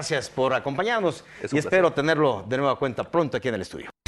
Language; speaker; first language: Spanish; native; Spanish